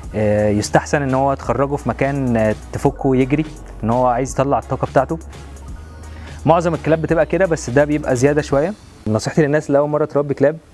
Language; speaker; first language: Arabic; native; Arabic